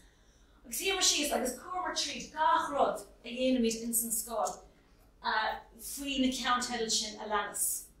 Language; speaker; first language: Irish; non-native, local second language; English